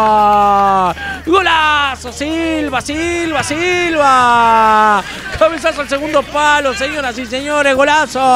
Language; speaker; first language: Spanish; native; Spanish